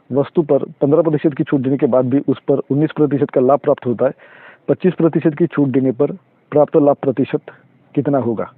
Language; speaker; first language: Hindi; non-native, local second language; Marathi